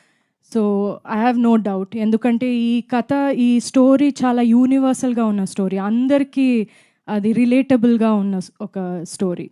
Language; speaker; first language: Telugu; non-native, fluent; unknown